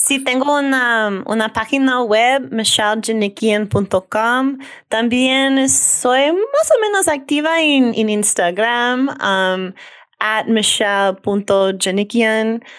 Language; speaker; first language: Spanish; non-native, learner; English